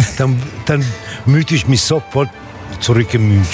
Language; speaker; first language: German; non-native, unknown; Italian